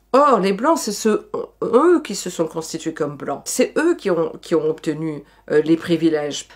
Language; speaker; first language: French; native; French